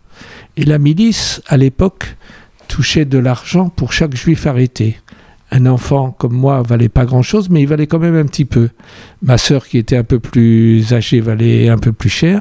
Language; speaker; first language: French; native; French